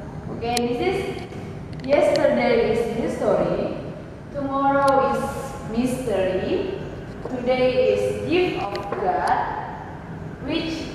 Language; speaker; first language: English; non-native, learner; Indonesian